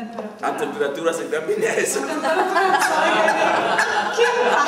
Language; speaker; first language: Russian; non-native, fluent; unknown